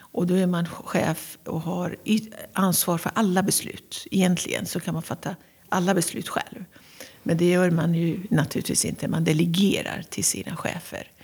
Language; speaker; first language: Swedish; non-native, fluent; Persian